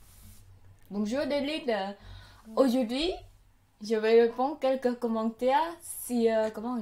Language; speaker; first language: French; non-native, learner; Khmer